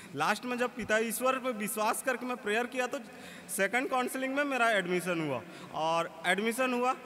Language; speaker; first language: Hindi; native; Hindi